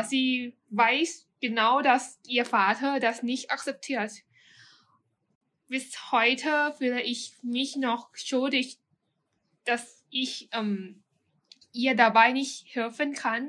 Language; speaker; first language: German; non-native, fluent; Thai